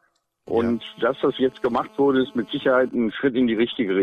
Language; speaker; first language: German; native; German